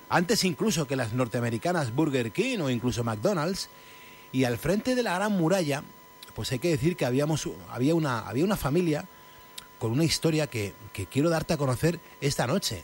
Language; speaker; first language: Spanish; native; Spanish